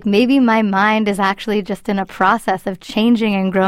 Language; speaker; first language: English; early bilingual, other home language; Spanish